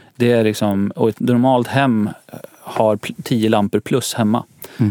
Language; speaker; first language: Swedish; native; Swedish